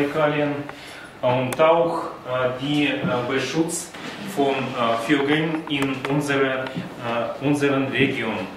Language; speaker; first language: German; non-native, learner; Russian